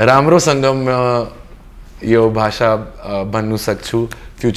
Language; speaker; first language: Nepali; non-native, learner; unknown